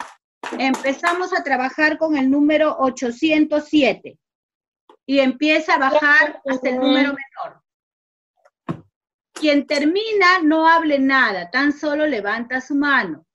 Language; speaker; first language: Spanish; native; Spanish